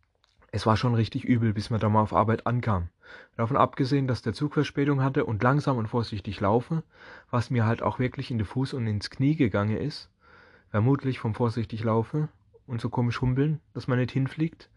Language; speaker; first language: German; native; German